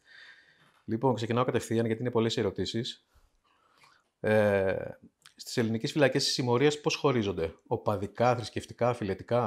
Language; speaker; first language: Greek; native; Greek